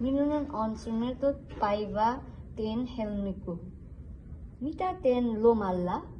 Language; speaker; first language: Finnish; non-native, learner; Nepali